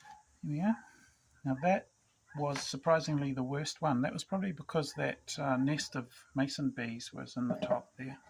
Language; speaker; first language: English; native; English